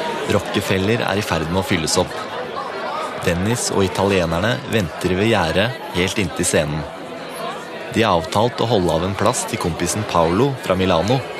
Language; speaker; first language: Norwegian; native; Norwegian